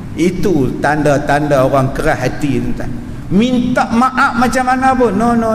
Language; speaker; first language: Malay; native; Malay